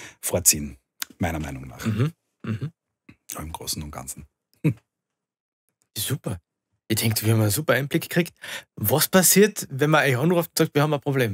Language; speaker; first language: German; native; German